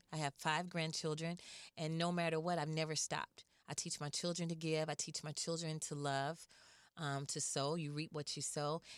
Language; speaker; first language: English; native; English